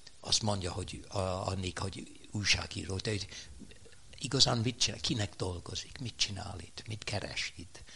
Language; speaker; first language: Hungarian; non-native, fluent; English